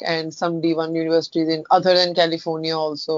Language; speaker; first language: English; non-native, local second language; Punjabi